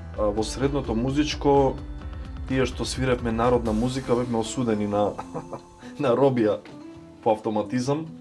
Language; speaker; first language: Macedonian; native; Macedonian